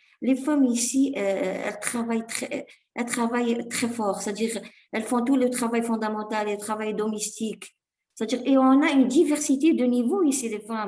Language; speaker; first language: French; non-native, fluent; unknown